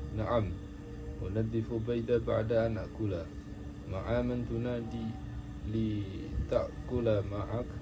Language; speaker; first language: Arabic; non-native, learner; Indonesian